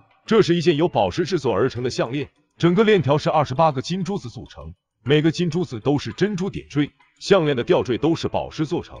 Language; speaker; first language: Chinese; native; Chinese